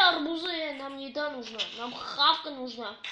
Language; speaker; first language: Russian; native; Russian